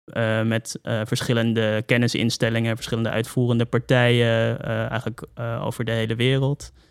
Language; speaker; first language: Dutch; native; Dutch